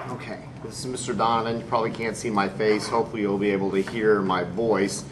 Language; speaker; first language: English; native; English